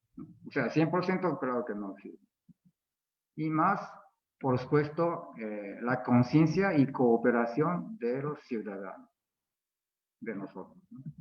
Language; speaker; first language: Spanish; non-native, fluent; Japanese